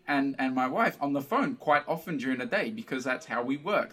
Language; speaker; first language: English; early bilingual, other home language; Portuguese